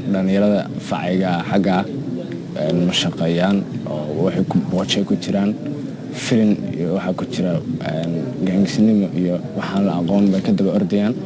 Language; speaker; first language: Somali; early bilingual, heritage; Somali